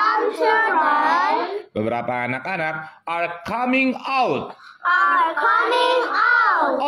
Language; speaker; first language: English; non-native, fluent; Indonesian